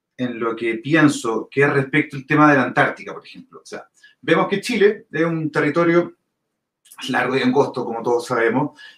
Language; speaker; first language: Spanish; native; Spanish